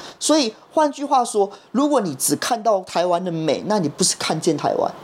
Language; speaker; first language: Chinese; native; Chinese